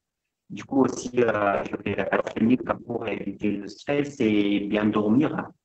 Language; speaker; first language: French; non-native, fluent; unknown